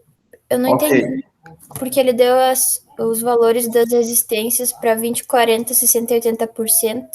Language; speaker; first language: Portuguese; native; Portuguese